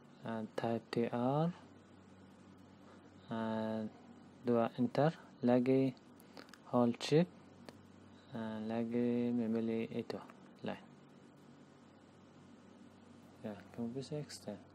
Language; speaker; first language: Indonesian; non-native, learner; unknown